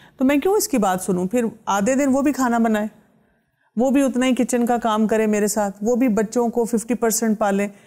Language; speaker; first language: Urdu; native; Urdu